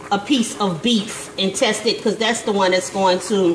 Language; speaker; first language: English; native; English